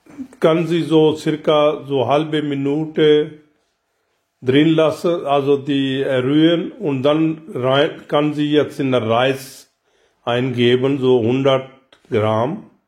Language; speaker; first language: German; non-native, learner; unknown